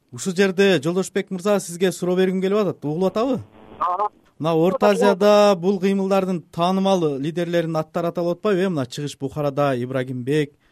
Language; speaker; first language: Kyrgyz; native; Kyrgyz